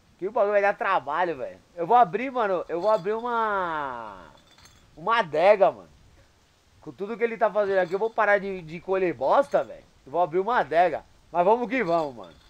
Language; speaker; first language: Portuguese; native; Portuguese